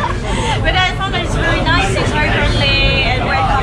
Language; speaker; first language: English; non-native, fluent; German